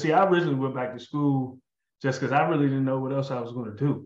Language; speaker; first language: English; native; English